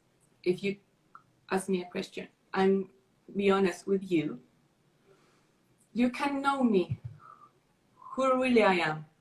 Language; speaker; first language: English; non-native, learner; Spanish